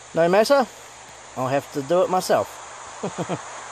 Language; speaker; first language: English; native; English